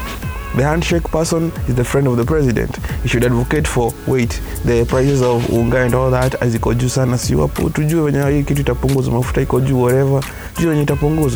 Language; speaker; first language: English; non-native, local second language; Kikuyu